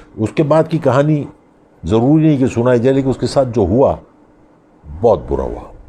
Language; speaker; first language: Urdu; native; Urdu